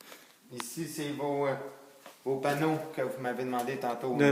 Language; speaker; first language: French; native; French